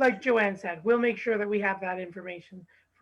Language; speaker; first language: English; native; English